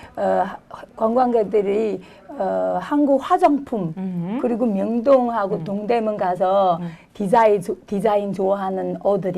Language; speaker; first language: Korean; non-native, fluent; Chinese